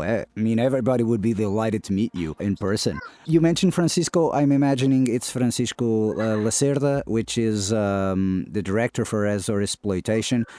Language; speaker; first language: English; non-native, fluent; Portuguese